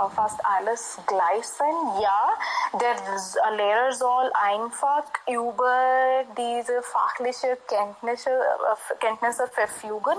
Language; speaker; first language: German; non-native, fluent; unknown